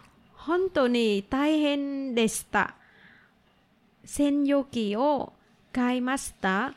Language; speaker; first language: Japanese; non-native, learner; Vietnamese